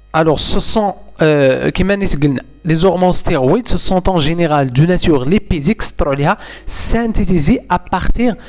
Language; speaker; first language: French; non-native, local second language; Arabic